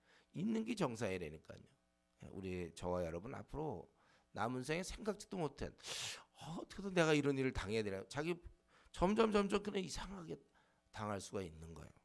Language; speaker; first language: Korean; native; Korean